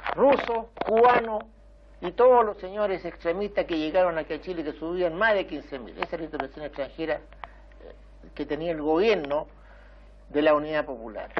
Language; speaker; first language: Spanish; native; Spanish